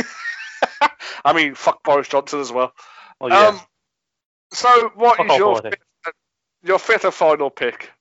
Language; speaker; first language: English; native; English